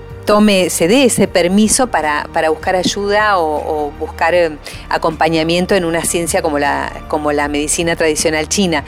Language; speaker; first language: Spanish; native; Spanish